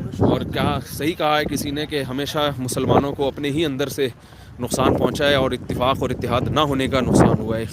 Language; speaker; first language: Urdu; native; Urdu